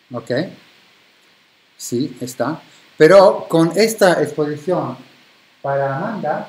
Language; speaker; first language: Spanish; non-native, fluent; Italian